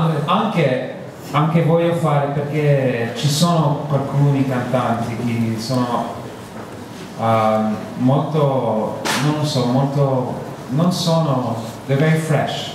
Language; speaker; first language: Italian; non-native, learner; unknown